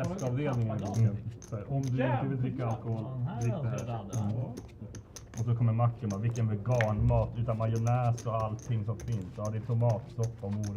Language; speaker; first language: Swedish; native; Swedish